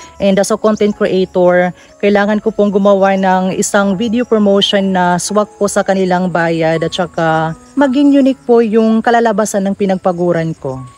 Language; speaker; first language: Filipino; non-native, local second language; Waray